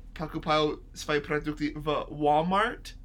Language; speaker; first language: Russian; non-native, learner; English